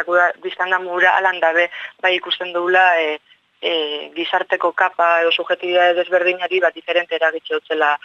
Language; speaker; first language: Basque; native; Basque